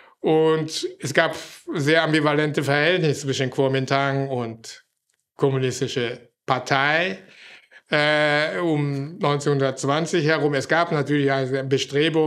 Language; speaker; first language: German; non-native, fluent; Japanese